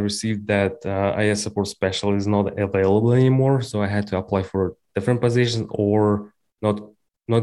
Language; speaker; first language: English; non-native, fluent; Kazakh